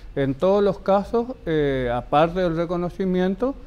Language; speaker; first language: Spanish; native; Spanish